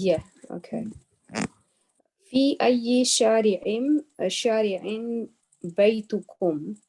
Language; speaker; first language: Arabic; non-native, learner; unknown